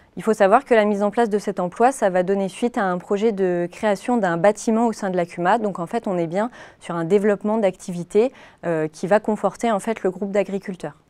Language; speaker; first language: French; native; French